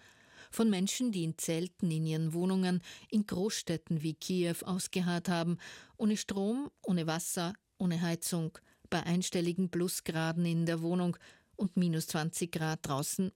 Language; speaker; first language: German; native; German